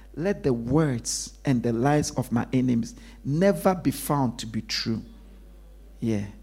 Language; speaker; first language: English; non-native, local second language; Akan